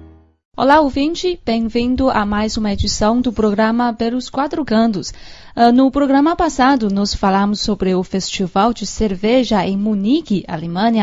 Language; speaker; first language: Portuguese; non-native, fluent; Chinese